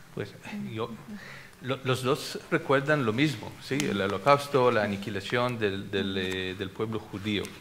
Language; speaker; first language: Spanish; non-native, fluent; Hebrew